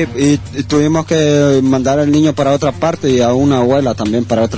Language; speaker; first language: Spanish; native; Spanish